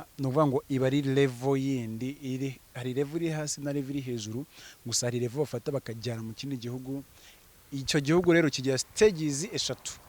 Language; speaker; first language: Kinyarwanda; early bilingual, heritage; Kinyarwanda